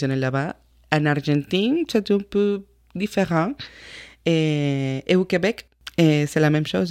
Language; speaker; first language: French; non-native, fluent; Spanish